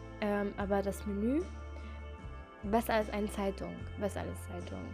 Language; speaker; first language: German; non-native, fluent; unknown